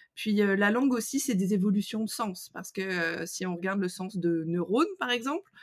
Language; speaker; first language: French; native; French